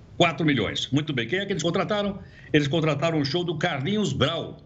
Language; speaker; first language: Portuguese; native; Portuguese